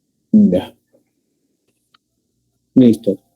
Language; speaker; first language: Spanish; native; Spanish